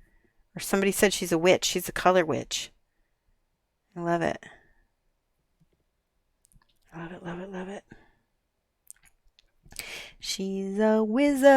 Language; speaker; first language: English; native; English